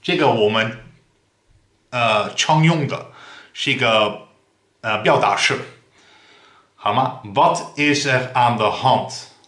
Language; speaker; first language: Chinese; non-native, fluent; Dutch